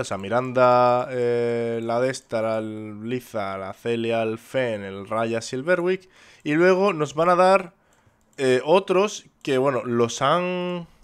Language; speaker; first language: Spanish; native; Spanish